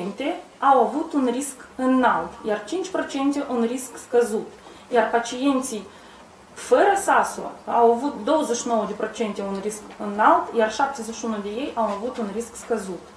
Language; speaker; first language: Romanian; native; Romanian